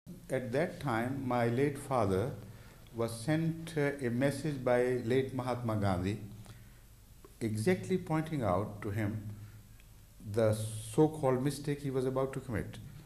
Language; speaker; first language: English; non-native, local second language; Punjabi